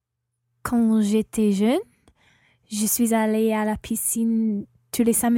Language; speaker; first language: French; non-native, learner; English